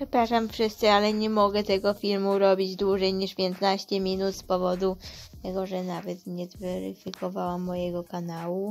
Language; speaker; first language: Polish; early bilingual, heritage; Polish